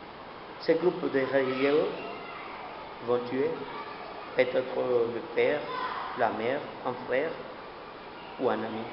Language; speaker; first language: French; non-native, learner; Spanish